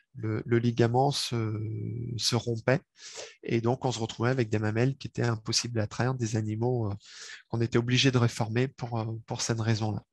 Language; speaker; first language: French; native; French